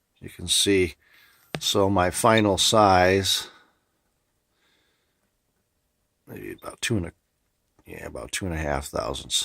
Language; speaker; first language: English; native; English